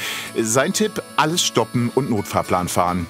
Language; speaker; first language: German; native; German